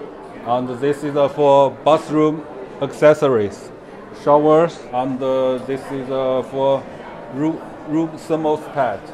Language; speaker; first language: English; non-native, learner; Chinese